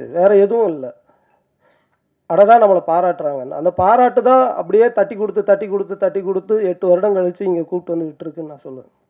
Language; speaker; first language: Tamil; native; Tamil